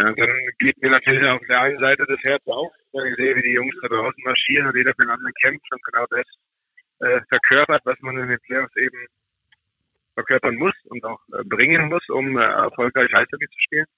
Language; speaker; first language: German; native; German